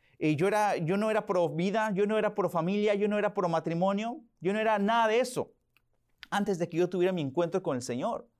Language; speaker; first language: Spanish; early bilingual, heritage; Spanish